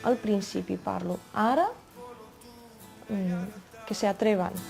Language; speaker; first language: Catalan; non-native, fluent; Romanian